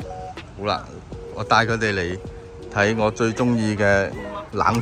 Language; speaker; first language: Chinese; native; Chinese